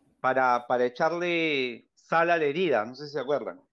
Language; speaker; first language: Spanish; native; Spanish